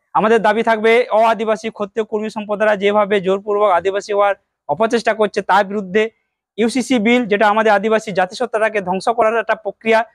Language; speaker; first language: Bangla; non-native, local second language; Santali